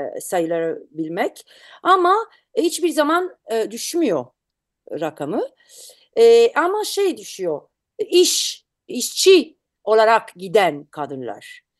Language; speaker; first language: Turkish; non-native, learner; Italian